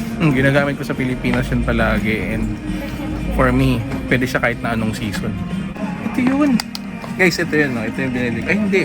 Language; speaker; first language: Filipino; native; Filipino